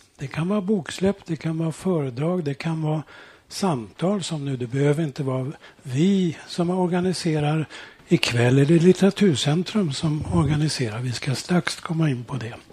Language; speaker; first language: Swedish; early bilingual, heritage; Swedish